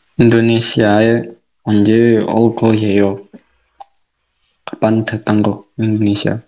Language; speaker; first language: Korean; non-native, learner; Indonesian